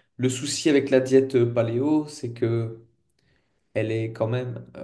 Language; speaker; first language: French; native; French